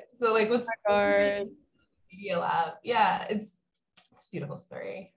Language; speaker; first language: English; native; English